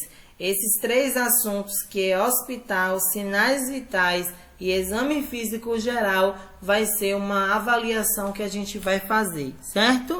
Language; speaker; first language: Portuguese; native; Portuguese